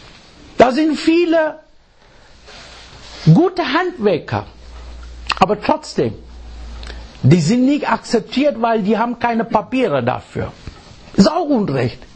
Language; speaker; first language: German; non-native, fluent; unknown